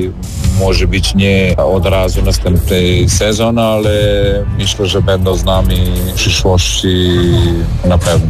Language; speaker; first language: Polish; non-native, fluent; Serbian